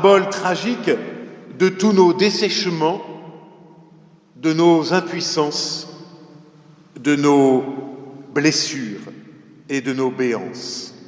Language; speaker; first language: French; native; French